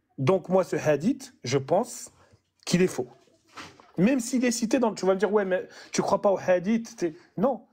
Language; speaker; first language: French; early bilingual, other home language; Arabic